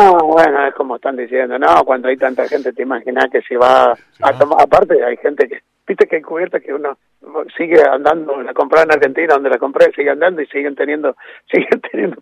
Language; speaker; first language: Spanish; native; Spanish